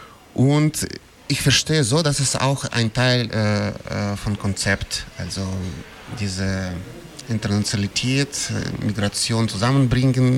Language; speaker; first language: German; non-native, fluent; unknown